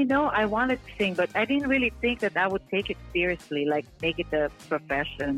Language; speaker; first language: English; non-native, local second language; Filipino